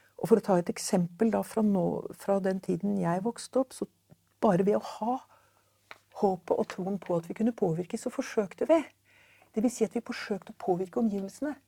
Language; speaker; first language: Norwegian; native; Norwegian